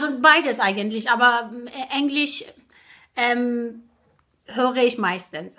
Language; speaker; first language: German; non-native, fluent; Persian